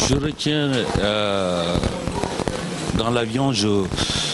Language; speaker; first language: French; non-native, local second language; Wolof